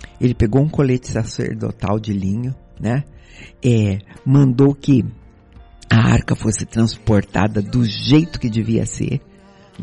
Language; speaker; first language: Portuguese; native; Portuguese